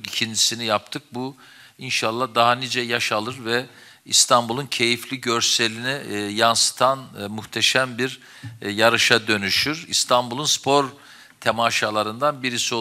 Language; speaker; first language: Turkish; native; Turkish